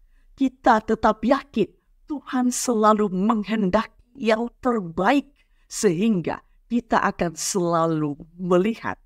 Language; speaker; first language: Indonesian; native; Indonesian